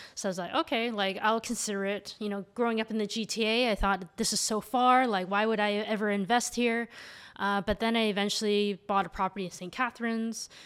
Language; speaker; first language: English; native; English